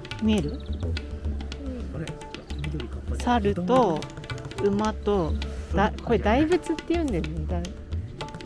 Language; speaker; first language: Japanese; native; Japanese